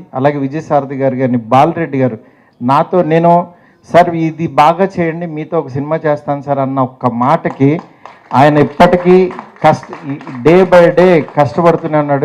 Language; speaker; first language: Telugu; native; Telugu